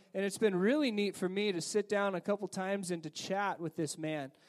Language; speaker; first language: English; native; English